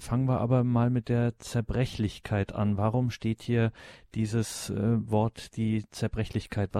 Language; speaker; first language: German; native; German